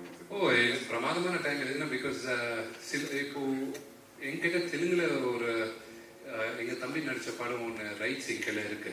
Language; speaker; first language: Tamil; non-native, local second language; Malayalam